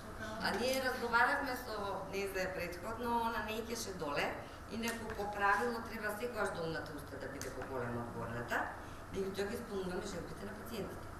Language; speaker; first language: Macedonian; native; Macedonian